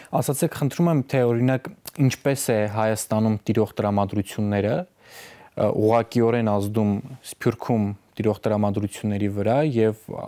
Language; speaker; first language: Armenian; native; Armenian